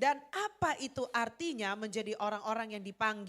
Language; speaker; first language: Indonesian; native; Indonesian